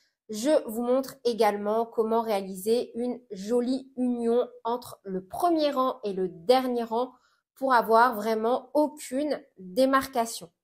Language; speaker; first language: French; native; French